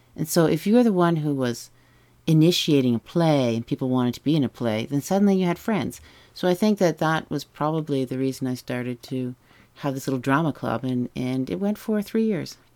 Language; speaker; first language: English; native; English